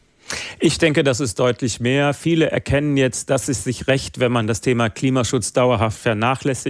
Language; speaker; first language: German; native; German